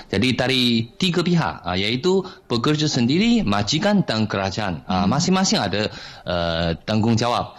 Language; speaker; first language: Malay; non-native, fluent; Chinese